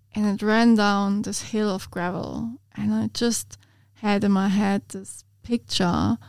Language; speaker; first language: English; non-native, fluent; German